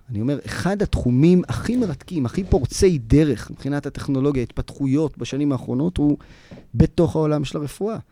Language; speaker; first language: Hebrew; native; Hebrew